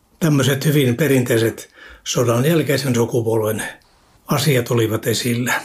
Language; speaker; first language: Finnish; native; Finnish